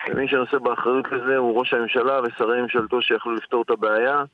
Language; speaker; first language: Hebrew; native; Hebrew